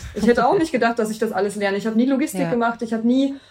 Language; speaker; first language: German; native; German